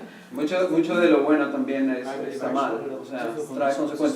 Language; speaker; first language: Spanish; native; Spanish